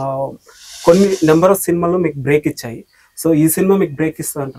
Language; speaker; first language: Telugu; native; Telugu